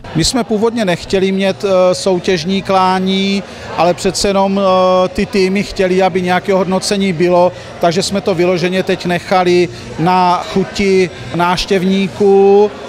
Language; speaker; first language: Czech; native; Czech